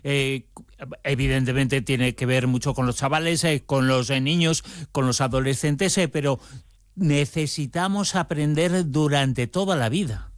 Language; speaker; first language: Spanish; native; Spanish